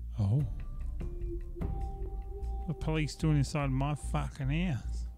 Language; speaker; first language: English; native; English